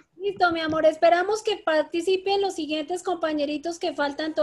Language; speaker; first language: Spanish; native; Spanish